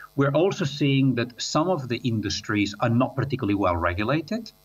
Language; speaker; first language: English; non-native, fluent; Catalan